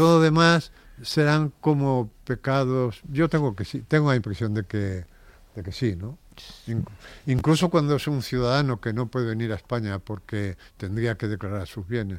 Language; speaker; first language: Spanish; native; Spanish